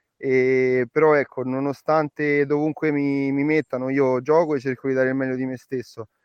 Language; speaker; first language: Italian; native; Italian